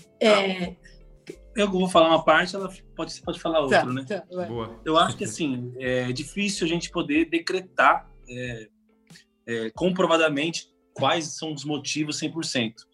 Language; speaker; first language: Portuguese; native; Portuguese